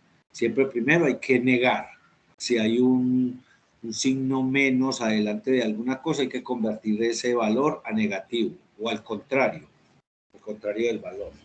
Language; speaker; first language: Spanish; native; Spanish